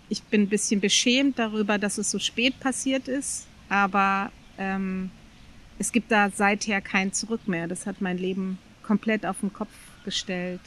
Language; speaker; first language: German; native; German